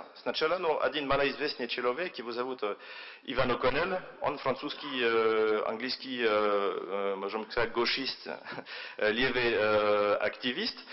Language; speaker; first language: Russian; non-native, fluent; French